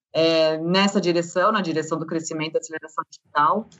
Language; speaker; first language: Portuguese; native; Portuguese